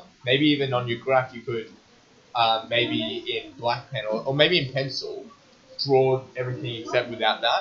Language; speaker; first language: English; native; English